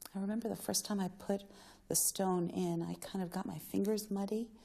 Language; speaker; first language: English; native; English